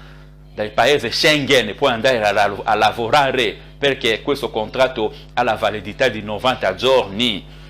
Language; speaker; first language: Italian; non-native, fluent; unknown